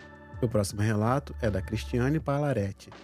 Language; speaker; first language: Portuguese; native; Portuguese